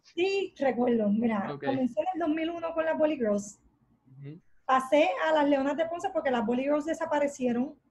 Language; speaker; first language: Spanish; native; Spanish